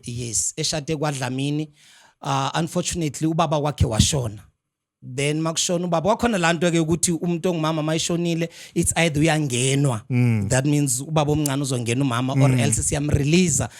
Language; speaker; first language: Zulu; non-native, local second language; Xhosa